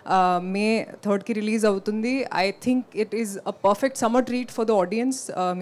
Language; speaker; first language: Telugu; non-native, fluent; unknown